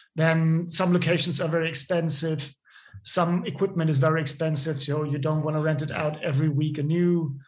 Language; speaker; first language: English; non-native, fluent; German